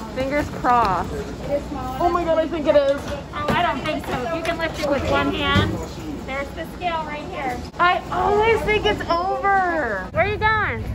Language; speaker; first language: English; native; English